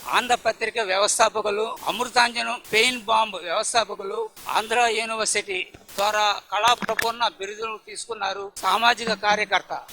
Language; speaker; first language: Telugu; native; Telugu